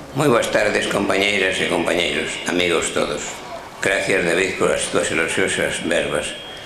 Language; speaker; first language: Galician; native; Galician